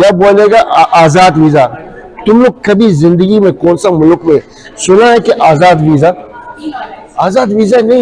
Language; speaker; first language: Hindi; non-native, fluent; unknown